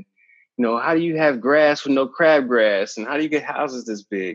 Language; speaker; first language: English; native; English